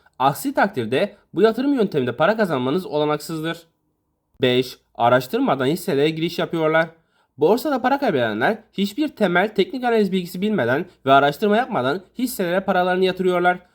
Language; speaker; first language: Turkish; native; Turkish